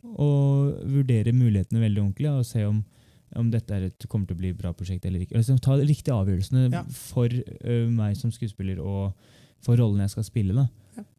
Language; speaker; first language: Norwegian; early bilingual, other home language; Turkish